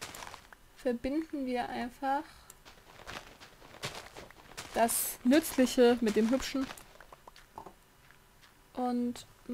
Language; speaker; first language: German; native; German